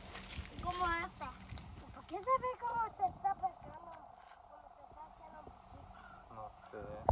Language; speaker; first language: Spanish; early bilingual, heritage; Spanish